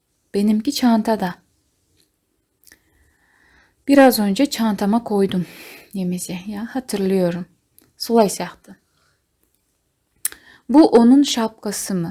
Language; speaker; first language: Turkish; non-native, fluent; Kazakh